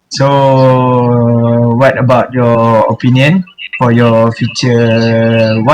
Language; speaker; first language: English; non-native, learner; Malay